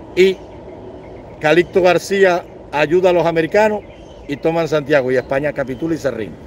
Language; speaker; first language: Spanish; native; Spanish